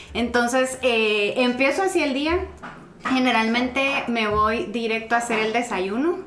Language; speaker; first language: Spanish; non-native, fluent; English